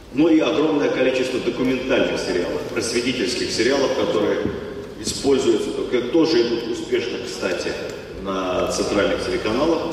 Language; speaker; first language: Russian; native; Russian